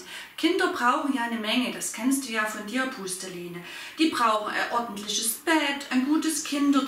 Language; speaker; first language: German; native; German